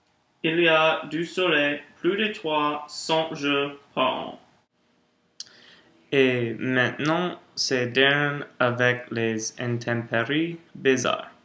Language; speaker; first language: French; non-native, learner; English